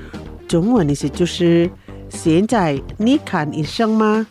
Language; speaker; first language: Chinese; non-native, fluent; Indonesian